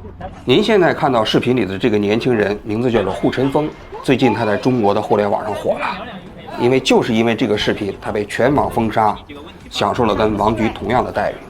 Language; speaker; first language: Chinese; native; Chinese